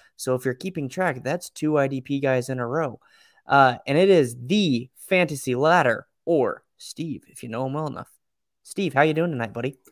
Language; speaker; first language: English; native; English